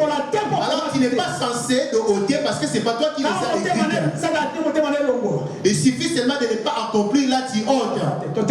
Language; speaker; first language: French; non-native, local second language; Lingala